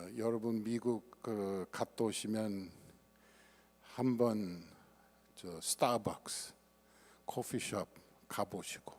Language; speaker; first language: Korean; non-native, fluent; English